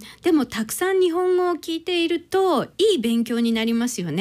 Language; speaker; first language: Japanese; native; Japanese